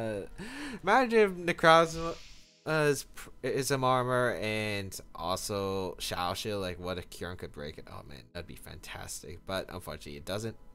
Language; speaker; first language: English; native; English